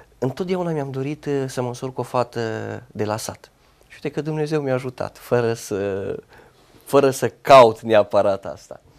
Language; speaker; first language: Romanian; native; Romanian